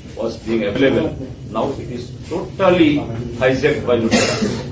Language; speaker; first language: English; non-native, local second language; Bangla